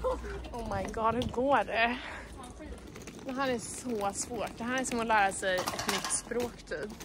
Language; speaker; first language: Swedish; native; Swedish